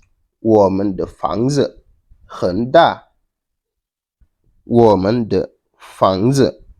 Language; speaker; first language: Chinese; non-native, fluent; Wolof